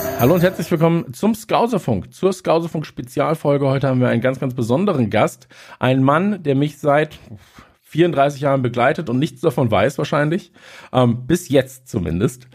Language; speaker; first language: German; native; German